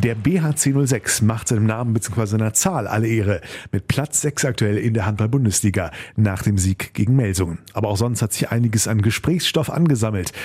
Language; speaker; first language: German; native; German